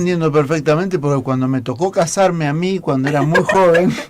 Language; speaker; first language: Spanish; native; Spanish